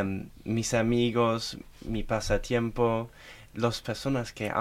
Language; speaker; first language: Spanish; non-native, fluent; German